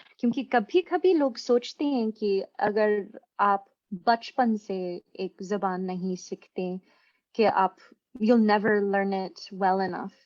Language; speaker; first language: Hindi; non-native, fluent; English